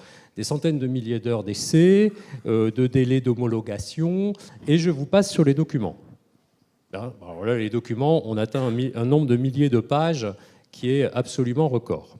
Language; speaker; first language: French; native; French